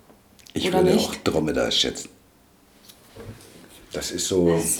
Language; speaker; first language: German; native; German